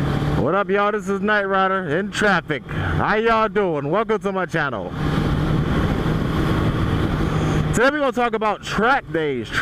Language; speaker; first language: English; native; English